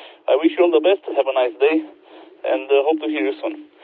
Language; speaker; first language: English; non-native, fluent; Romanian